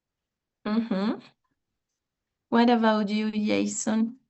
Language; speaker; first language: English; non-native, learner; Spanish